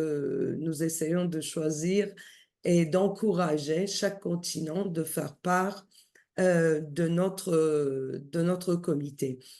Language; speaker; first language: French; non-native, fluent; Turkish